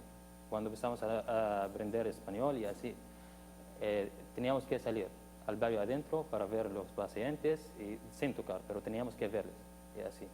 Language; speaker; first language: Spanish; non-native, fluent; Arabic